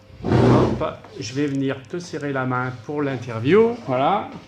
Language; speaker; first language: French; native; French